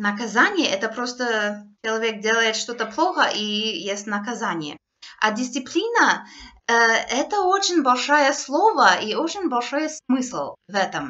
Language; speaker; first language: Russian; non-native, fluent; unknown